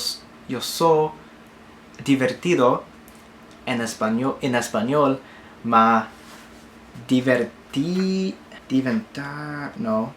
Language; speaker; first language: Italian; non-native, learner; English